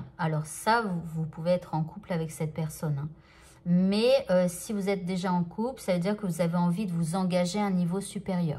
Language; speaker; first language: French; native; French